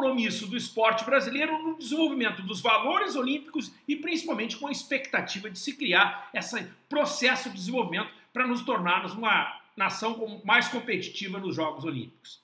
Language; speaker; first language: Portuguese; native; Portuguese